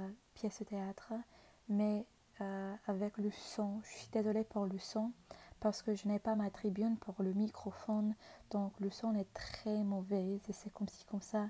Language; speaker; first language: French; non-native, learner; English